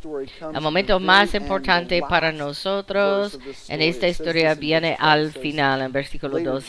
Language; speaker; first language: Spanish; non-native, fluent; English